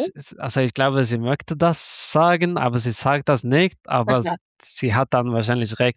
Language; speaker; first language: German; non-native, learner; Norwegian